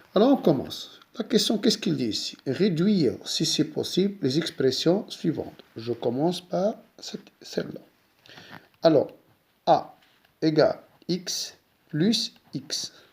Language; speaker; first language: French; non-native, local second language; Arabic